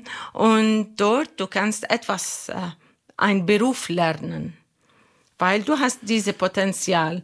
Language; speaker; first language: German; non-native, learner; Arabic